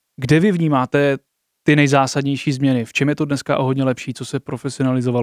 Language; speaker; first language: Czech; native; Czech